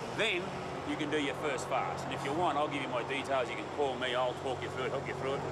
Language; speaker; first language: English; native; English